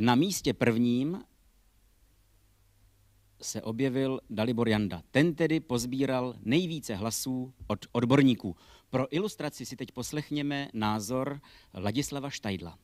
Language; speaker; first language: Czech; native; Czech